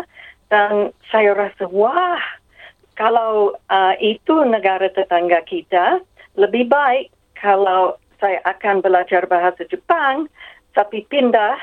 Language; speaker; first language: Indonesian; non-native, fluent; English